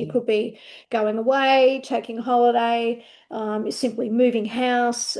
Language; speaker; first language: English; native; English